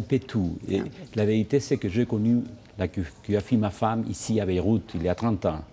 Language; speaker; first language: French; non-native, fluent; Spanish